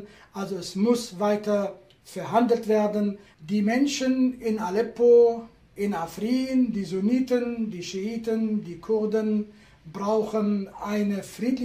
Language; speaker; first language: German; non-native, fluent; Kurdish